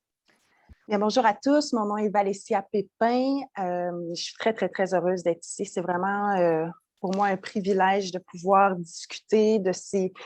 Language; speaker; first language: French; native; French